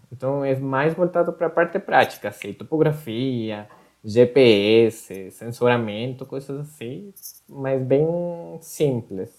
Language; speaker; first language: Portuguese; non-native, fluent; Spanish